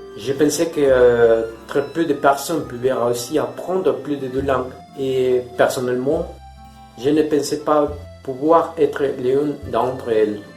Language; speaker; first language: French; non-native, fluent; Spanish